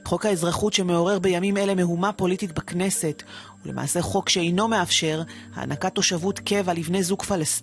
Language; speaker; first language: Hebrew; native; Hebrew